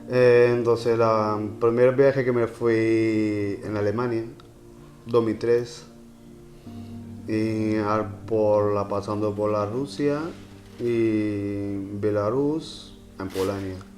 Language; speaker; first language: Spanish; non-native, learner; Punjabi